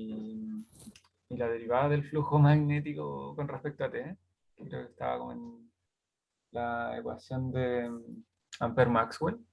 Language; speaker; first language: Spanish; native; Spanish